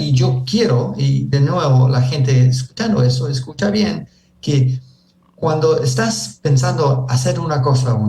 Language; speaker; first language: Spanish; early bilingual, heritage; Spanish